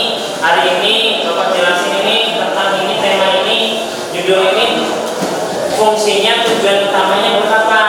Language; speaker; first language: Indonesian; native; Indonesian